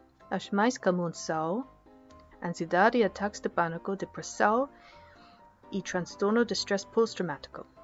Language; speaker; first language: Portuguese; non-native, learner; English